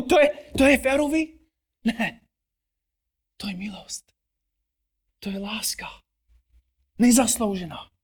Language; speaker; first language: Czech; non-native, fluent; English